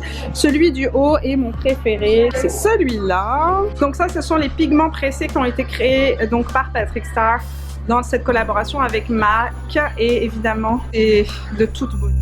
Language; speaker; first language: French; native; French